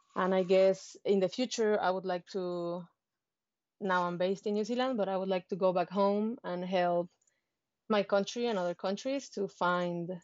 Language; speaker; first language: English; non-native, fluent; Spanish